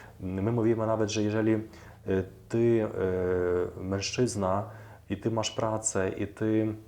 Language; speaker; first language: Polish; non-native, fluent; Ukrainian